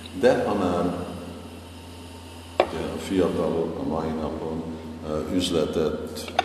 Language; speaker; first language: Hungarian; non-native, fluent; English